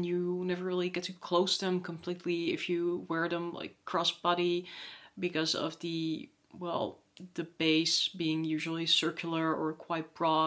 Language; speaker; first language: English; non-native, fluent; Dutch